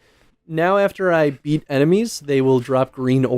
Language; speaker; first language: English; native; English